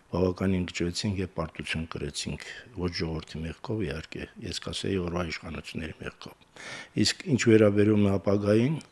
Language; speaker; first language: Armenian; native; Armenian